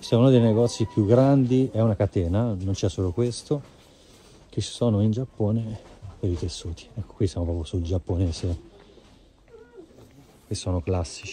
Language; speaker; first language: Italian; native; Italian